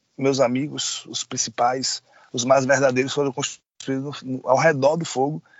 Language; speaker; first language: Portuguese; native; Portuguese